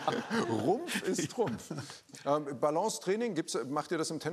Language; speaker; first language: German; native; German